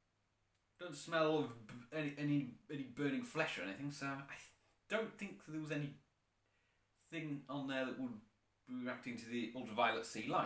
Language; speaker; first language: English; native; English